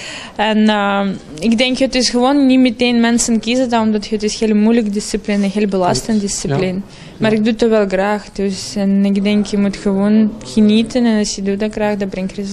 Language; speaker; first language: Dutch; non-native, learner; Russian